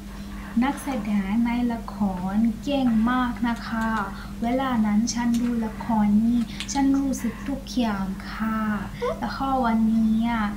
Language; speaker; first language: Thai; non-native, learner; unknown